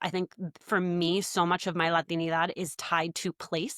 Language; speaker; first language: English; native; English